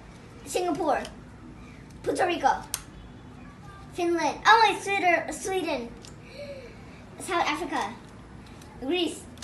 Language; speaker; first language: English; non-native, local second language; Mizo